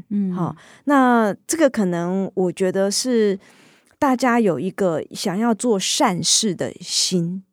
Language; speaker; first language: Chinese; native; Chinese